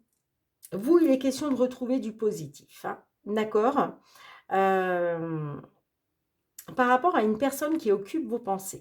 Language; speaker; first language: French; native; French